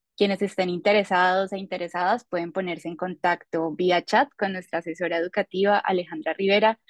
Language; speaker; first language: Spanish; native; Spanish